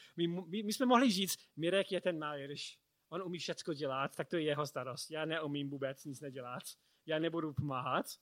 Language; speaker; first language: Czech; non-native, learner; English